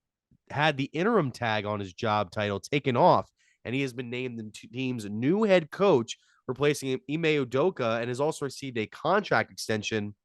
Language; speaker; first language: English; native; English